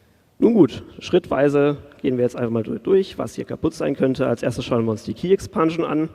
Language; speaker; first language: German; native; German